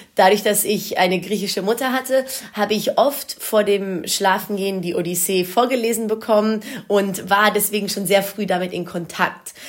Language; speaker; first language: German; non-native, local second language; Greek